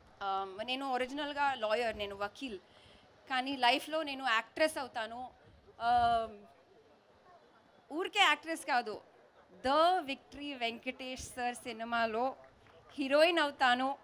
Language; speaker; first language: Telugu; non-native, local second language; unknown